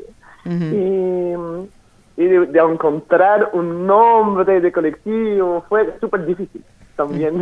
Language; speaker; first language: Spanish; non-native, fluent; French